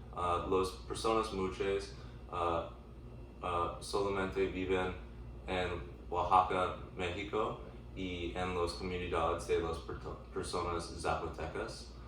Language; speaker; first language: Spanish; non-native, learner; English